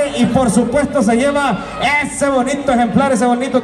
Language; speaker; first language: Spanish; native; Spanish